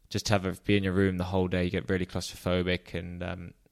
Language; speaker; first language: English; native; English